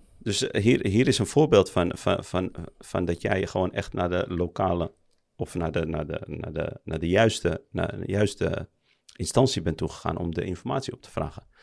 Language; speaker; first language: Dutch; early bilingual, other home language; Arabic